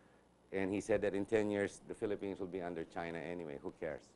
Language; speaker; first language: English; non-native, local second language; Filipino